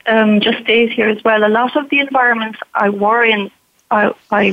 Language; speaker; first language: English; native; English